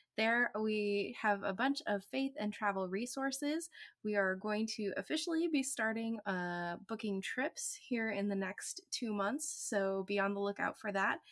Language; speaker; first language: English; native; English